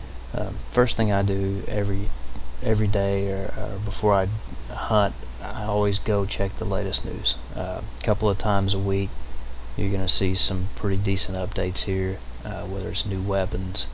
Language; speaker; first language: English; native; English